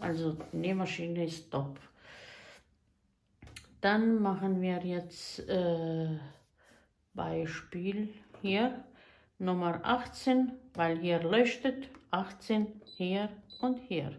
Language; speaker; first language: German; non-native, fluent; Bosnian